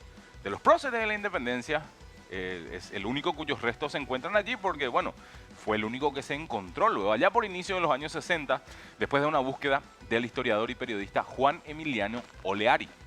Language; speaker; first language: Spanish; native; Spanish